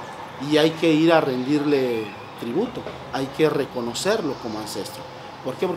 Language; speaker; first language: Spanish; native; Spanish